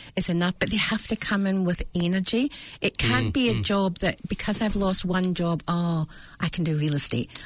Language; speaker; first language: English; native; English